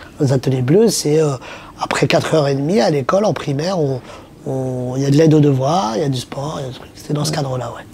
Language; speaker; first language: French; early bilingual, other home language; Arabic